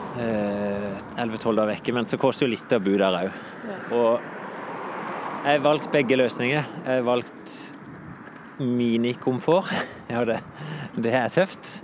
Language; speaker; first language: Norwegian; native; Norwegian